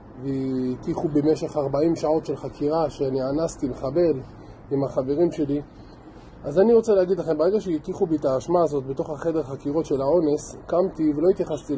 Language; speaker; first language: Hebrew; native; Hebrew